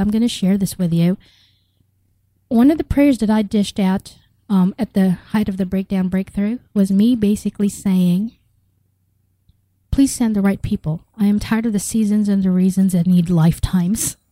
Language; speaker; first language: English; native; English